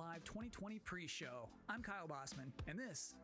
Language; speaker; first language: English; native; English